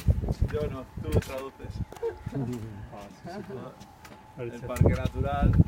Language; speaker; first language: Spanish; native; Spanish